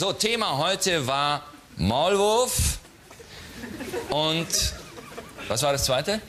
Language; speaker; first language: German; native; German